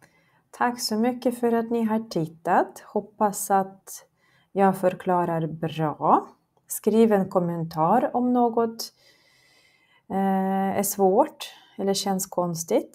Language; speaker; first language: Swedish; non-native, fluent; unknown